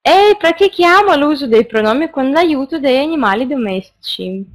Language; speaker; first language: Italian; non-native, fluent; Russian